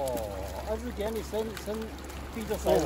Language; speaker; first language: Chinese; native; Chinese